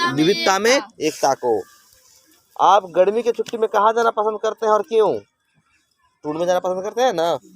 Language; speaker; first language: Hindi; native; Hindi